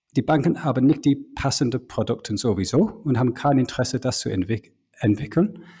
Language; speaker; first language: German; non-native, fluent; English